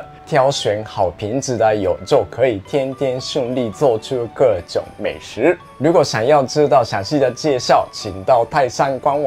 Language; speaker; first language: Chinese; non-native, fluent; Japanese